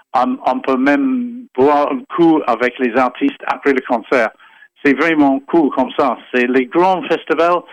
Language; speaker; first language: French; non-native, fluent; English